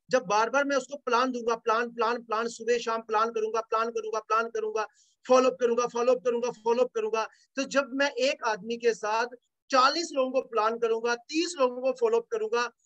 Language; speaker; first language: Hindi; native; Hindi